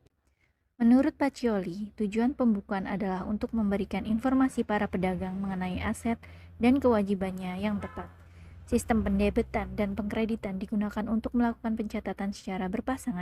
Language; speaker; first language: Indonesian; native; Indonesian